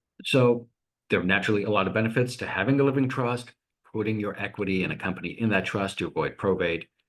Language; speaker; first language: English; native; English